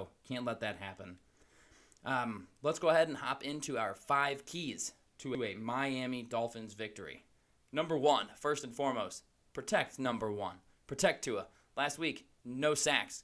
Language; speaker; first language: English; native; English